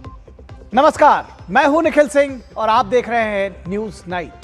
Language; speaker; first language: Hindi; native; Hindi